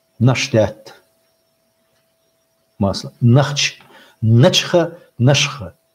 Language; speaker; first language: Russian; non-native, local second language; Chechen